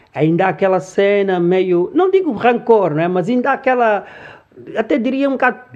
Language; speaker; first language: Portuguese; early bilingual, other home language; Lingala